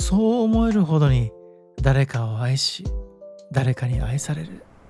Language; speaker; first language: Japanese; native; Japanese